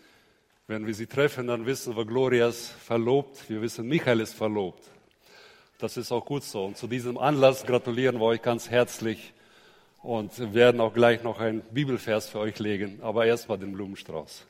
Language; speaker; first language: German; native; German